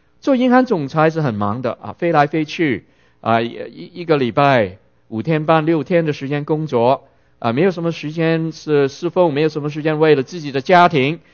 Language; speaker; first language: Chinese; non-native, local second language; Cantonese